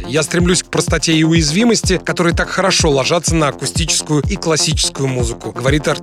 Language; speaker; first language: Russian; native; Russian